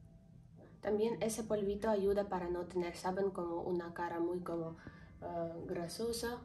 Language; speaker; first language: Spanish; non-native, learner; Ukrainian